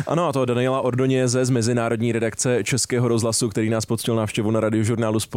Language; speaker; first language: Czech; native; Czech